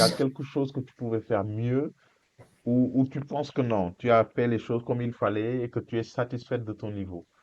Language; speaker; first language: French; non-native, fluent; Portuguese